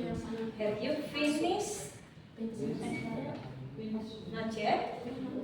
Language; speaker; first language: English; non-native, learner; Indonesian